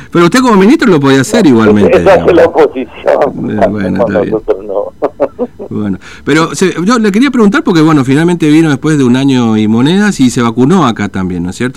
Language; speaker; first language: Spanish; native; Spanish